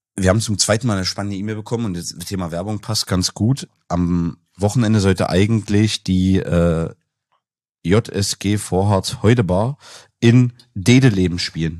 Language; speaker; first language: German; native; German